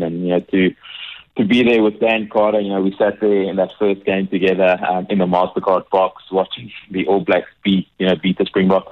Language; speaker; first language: English; native; English